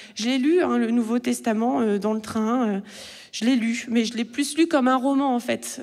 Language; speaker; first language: French; native; French